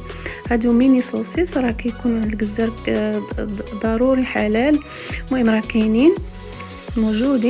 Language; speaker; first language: Arabic; native; Arabic